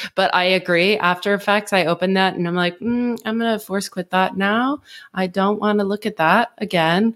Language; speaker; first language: English; native; English